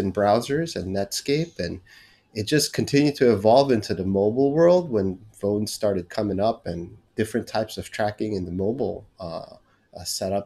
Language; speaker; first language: English; non-native, local second language; Korean